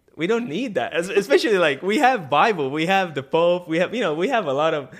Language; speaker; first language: English; non-native, fluent; Italian